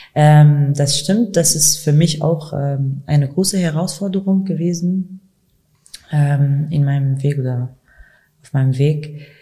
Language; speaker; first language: German; non-native, fluent; Kurdish